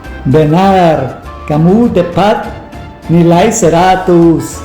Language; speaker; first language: Indonesian; non-native, learner; Spanish